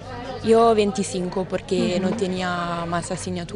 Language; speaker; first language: Spanish; non-native, learner; Italian